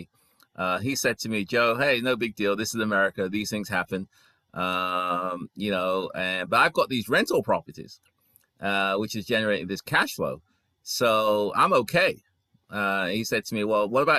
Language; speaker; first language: English; native; English